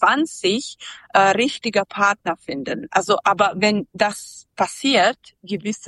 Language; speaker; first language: German; non-native, fluent; Serbian